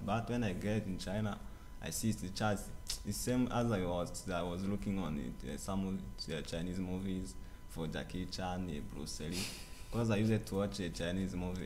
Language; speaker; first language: English; non-native, learner; Kinyarwanda